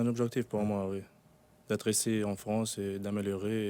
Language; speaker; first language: French; non-native, local second language; Arabic